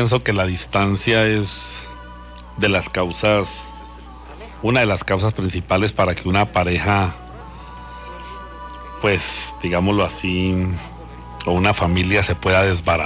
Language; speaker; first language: Spanish; native; Spanish